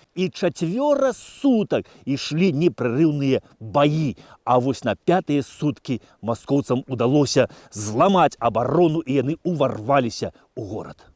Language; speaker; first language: Belarusian; native; Belarusian